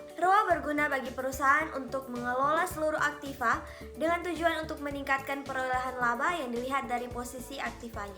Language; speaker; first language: Indonesian; native; Indonesian